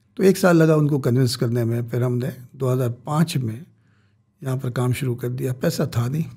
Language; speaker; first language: Urdu; native; Urdu